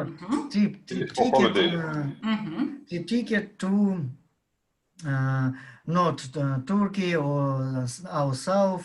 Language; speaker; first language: English; non-native, learner; Russian